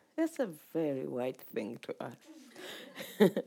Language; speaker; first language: English; non-native, local second language; Ganda